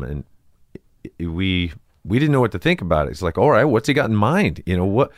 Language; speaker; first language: English; native; English